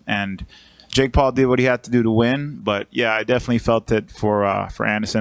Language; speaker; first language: English; native; English